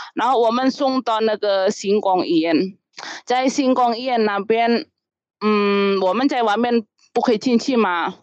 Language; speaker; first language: Chinese; non-native, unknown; Indonesian